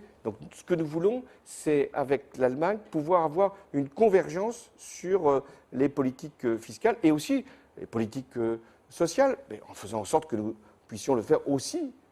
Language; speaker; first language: French; native; French